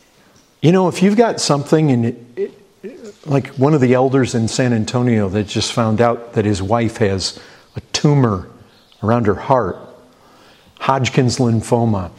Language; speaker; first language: English; native; English